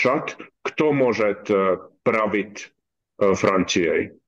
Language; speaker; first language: Russian; non-native, learner; Finnish